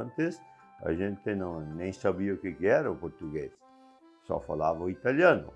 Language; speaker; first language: Portuguese; non-native, local second language; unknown